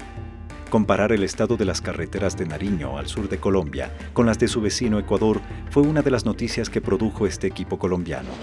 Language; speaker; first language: Spanish; native; Spanish